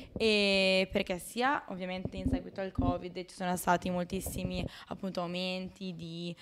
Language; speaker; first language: Italian; native; Italian